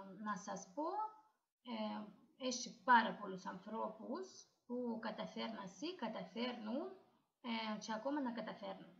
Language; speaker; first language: Greek; non-native, learner; Russian